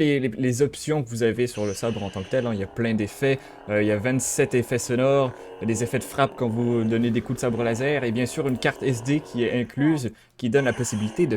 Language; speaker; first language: French; native; French